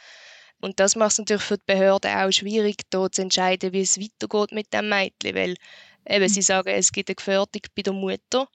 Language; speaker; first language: German; native; German